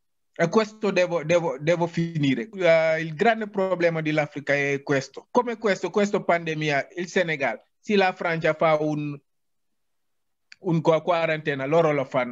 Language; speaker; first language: Italian; non-native, learner; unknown